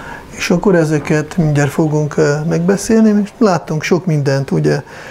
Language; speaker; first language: Hungarian; non-native, fluent; Russian